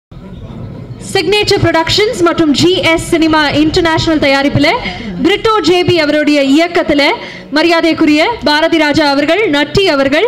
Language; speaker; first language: Tamil; native; Tamil